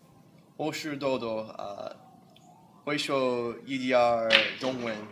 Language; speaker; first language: Chinese; non-native, learner; English